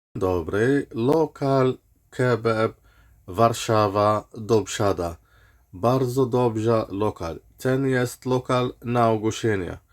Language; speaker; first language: Polish; non-native, learner; Arabic